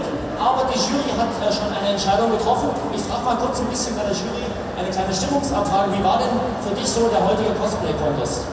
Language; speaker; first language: German; native; German